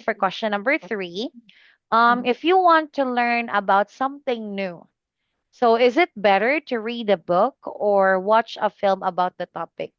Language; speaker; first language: English; non-native, fluent; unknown